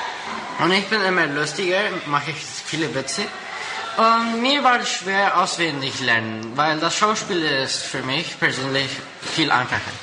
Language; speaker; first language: German; non-native, local second language; Spanish